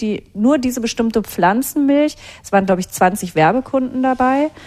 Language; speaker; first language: German; native; German